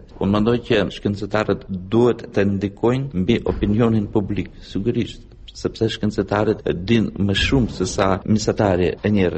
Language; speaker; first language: Albanian; non-native, fluent; Russian